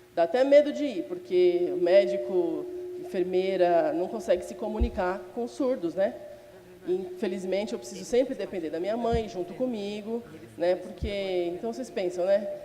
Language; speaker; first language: Portuguese; non-native, local second language; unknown